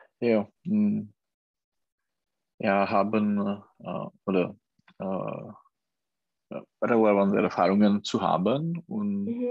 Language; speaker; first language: German; non-native, learner; Czech